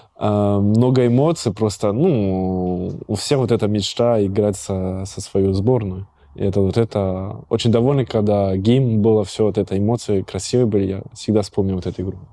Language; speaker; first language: Russian; early bilingual, heritage; Russian